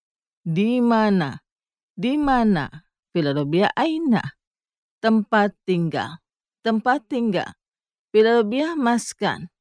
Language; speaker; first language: Arabic; non-native, fluent; Indonesian